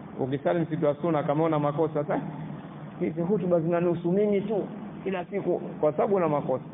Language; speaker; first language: Swahili; native; Swahili